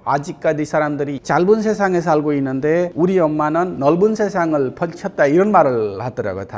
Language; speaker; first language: Korean; non-native, fluent; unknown